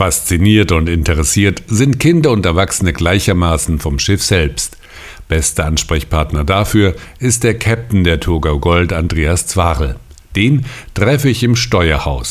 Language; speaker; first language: German; native; German